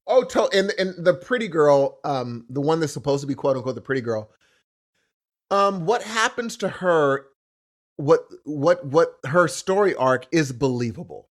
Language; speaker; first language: English; native; English